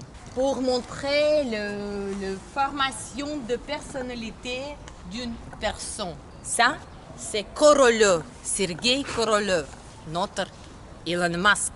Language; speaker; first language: French; non-native, learner; Ukrainian